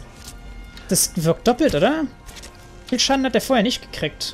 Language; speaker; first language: German; native; German